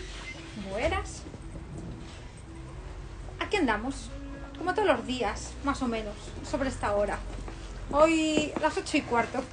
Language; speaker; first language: Spanish; native; Spanish